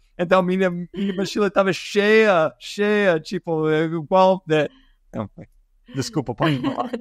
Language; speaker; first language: Portuguese; non-native, fluent; English